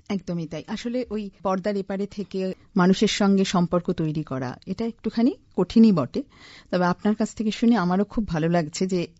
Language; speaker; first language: Bangla; native; Bangla